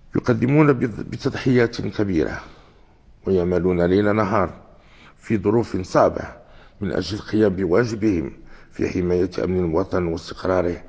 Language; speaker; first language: Arabic; native; Arabic